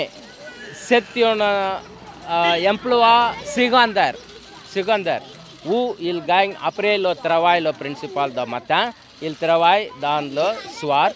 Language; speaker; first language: French; non-native, learner; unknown